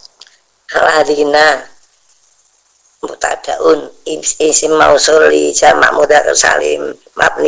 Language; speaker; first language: Arabic; non-native, learner; Indonesian